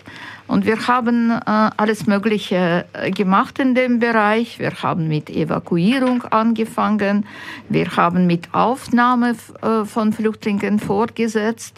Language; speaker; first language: German; non-native, fluent; Ukrainian